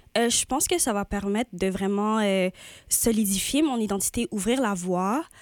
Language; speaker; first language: French; native; French